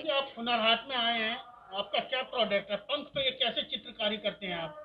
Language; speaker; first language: Hindi; native; Hindi